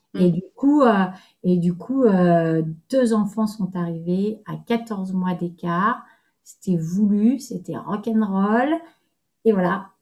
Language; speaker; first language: French; native; French